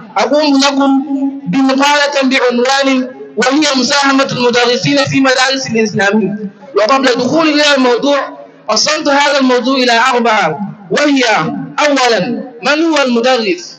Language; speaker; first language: Arabic; non-native, learner; Hausa